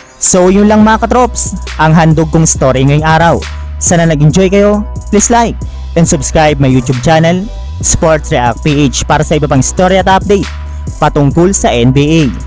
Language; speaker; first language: Filipino; native; Filipino